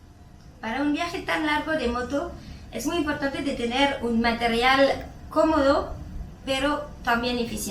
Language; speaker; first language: Spanish; non-native, fluent; French